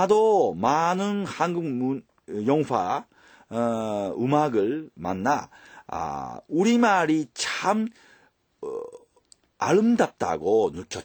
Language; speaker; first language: Korean; non-native, fluent; Japanese